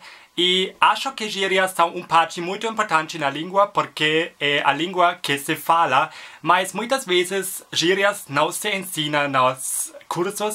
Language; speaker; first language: Portuguese; non-native, learner; German